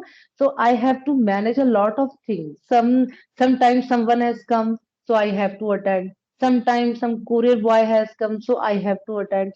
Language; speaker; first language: English; non-native, local second language; Punjabi